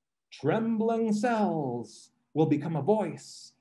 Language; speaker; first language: English; non-native, local second language; Spanish